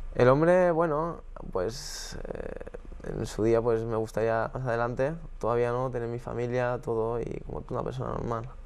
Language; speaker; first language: Spanish; native; Spanish